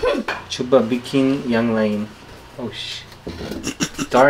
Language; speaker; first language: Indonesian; non-native, learner; German